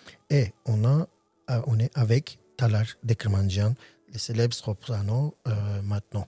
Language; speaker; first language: French; non-native, learner; Armenian